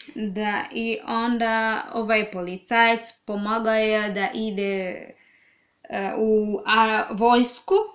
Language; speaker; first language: Serbian; non-native, learner; Swahili